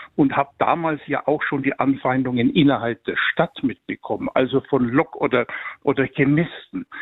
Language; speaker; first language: German; native; German